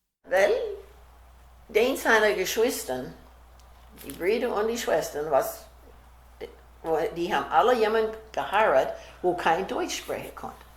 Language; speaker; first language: German; early bilingual, heritage; German